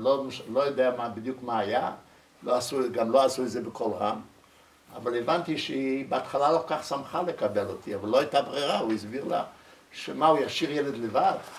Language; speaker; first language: Hebrew; early bilingual, other home language; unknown